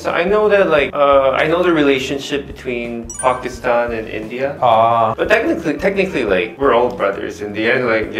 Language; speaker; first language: English; non-native, fluent; Korean